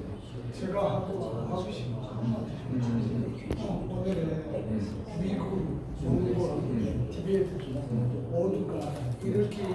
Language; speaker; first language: Korean; non-native, fluent; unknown